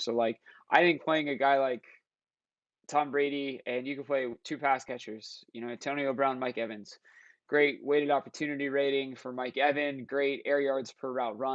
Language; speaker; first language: English; native; English